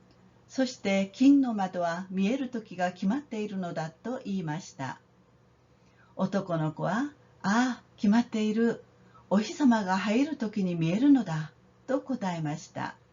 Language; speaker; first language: Japanese; non-native, fluent; Korean